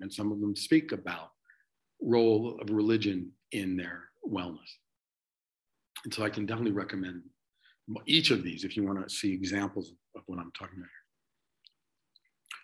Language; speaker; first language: English; native; English